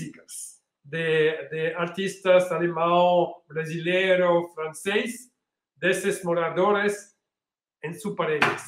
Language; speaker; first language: Portuguese; non-native, learner; French